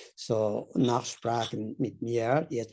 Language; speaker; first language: German; non-native, learner; Tibetan